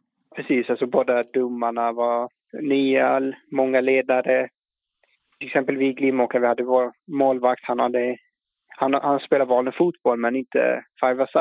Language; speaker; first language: Swedish; non-native, fluent; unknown